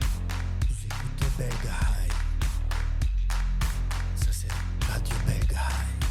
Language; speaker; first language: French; non-native, learner; Armenian